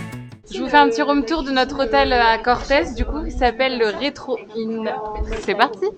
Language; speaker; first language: French; native; French